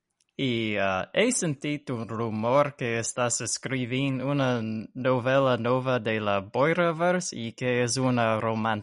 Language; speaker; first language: Catalan; non-native, learner; English